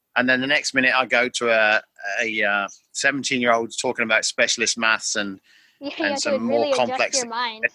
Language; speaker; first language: English; native; English